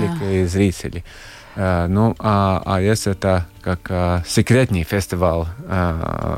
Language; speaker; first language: Russian; non-native, local second language; Latvian